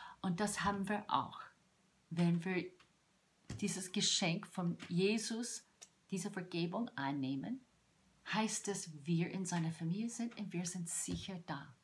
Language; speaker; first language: German; non-native, fluent; English